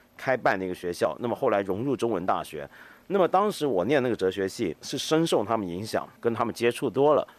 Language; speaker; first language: Chinese; native; Chinese